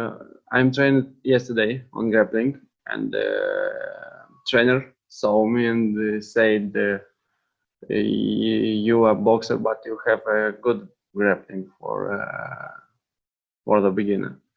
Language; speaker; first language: English; non-native, learner; Romanian